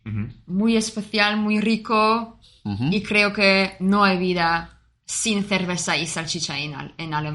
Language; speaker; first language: Spanish; non-native, fluent; German